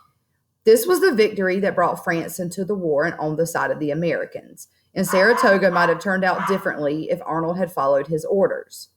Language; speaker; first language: English; native; English